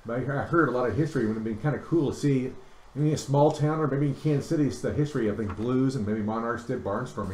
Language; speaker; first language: English; native; English